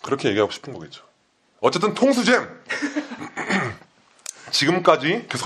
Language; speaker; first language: Korean; native; Korean